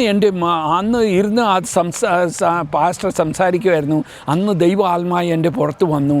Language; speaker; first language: Malayalam; early bilingual, heritage; Malayalam